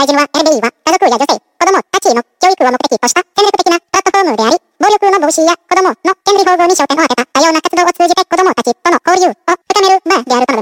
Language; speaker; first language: Japanese; non-native, fluent; Indonesian